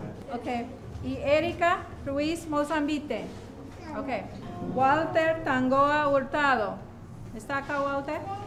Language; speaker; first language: Spanish; non-native, learner; English